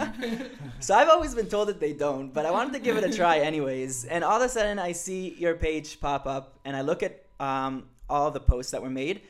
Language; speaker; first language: English; early bilingual, other home language; Hebrew